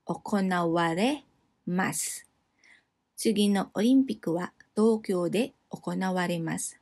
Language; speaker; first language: Japanese; non-native, fluent; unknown